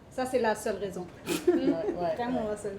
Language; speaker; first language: French; non-native, learner; English